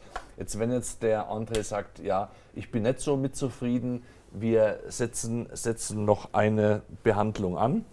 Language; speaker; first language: German; native; German